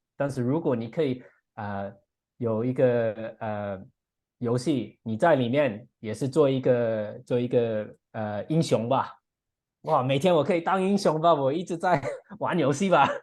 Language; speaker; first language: Chinese; non-native, fluent; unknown